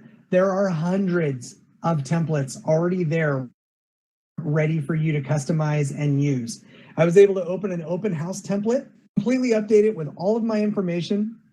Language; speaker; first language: English; native; English